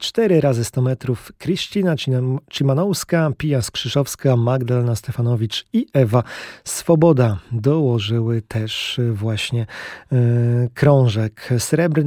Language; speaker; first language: Polish; native; Polish